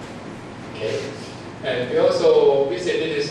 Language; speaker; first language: English; non-native, fluent; Thai